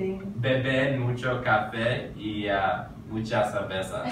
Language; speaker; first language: Spanish; non-native, learner; English